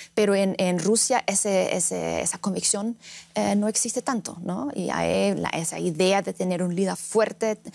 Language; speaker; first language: Spanish; non-native, fluent; Russian